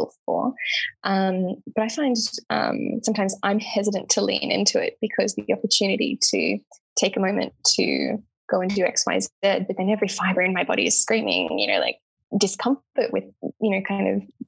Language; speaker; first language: English; native; English